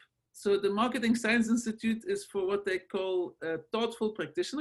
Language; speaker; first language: English; non-native, fluent; Dutch